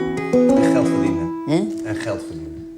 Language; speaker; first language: Dutch; native; Dutch